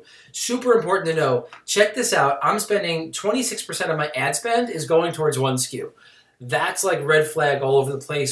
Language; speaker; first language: English; native; English